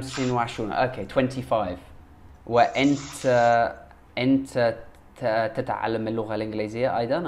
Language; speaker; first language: Arabic; non-native, learner; English